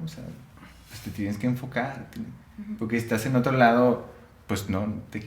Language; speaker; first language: Spanish; native; Spanish